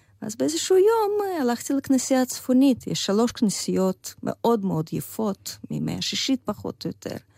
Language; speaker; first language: Hebrew; non-native, fluent; Russian